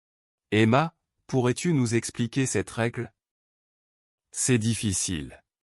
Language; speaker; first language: French; non-native, local second language; Arabic